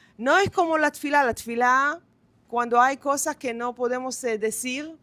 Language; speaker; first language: Spanish; non-native, fluent; Hebrew